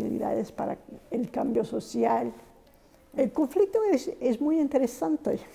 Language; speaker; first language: Spanish; non-native, fluent; English